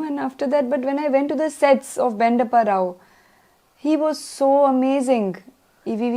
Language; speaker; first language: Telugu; non-native, learner; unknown